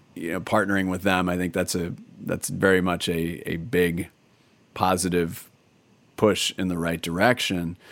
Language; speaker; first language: English; native; English